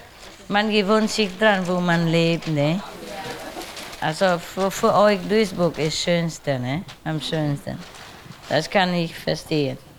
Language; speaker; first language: German; non-native, learner; Vietnamese